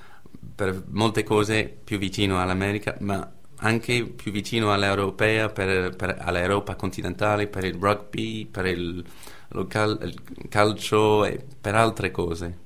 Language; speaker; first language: Italian; non-native, fluent; English